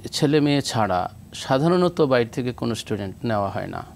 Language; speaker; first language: Bangla; native; Bangla